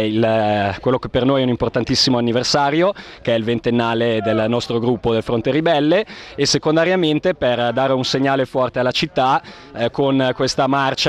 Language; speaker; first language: Italian; native; Italian